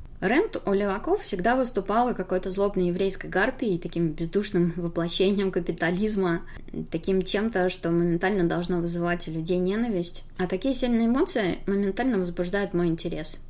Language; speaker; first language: Russian; native; Russian